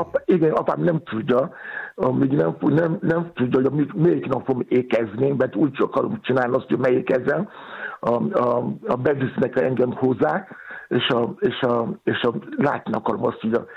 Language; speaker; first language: Hungarian; non-native, learner; Yoruba